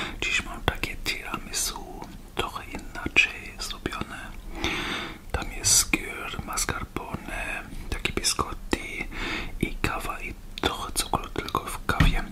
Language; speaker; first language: Polish; early bilingual, heritage; Polish